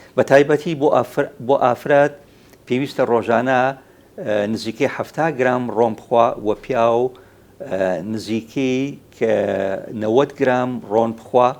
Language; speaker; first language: Central Kurdish; native; Central Kurdish